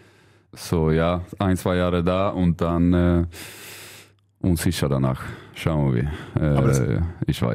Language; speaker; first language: German; non-native, learner; Swedish